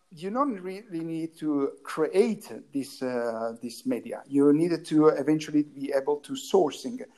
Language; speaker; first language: English; non-native, learner; Italian